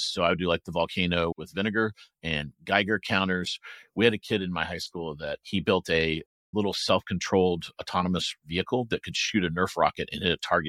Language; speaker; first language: English; native; English